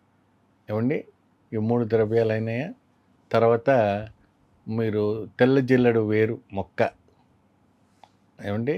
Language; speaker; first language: Telugu; non-native, fluent; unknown